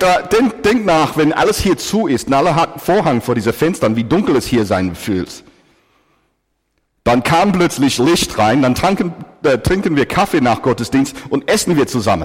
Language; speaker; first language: German; non-native, fluent; English